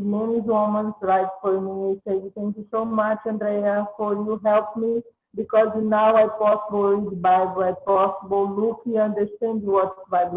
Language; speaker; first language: English; non-native, learner; Portuguese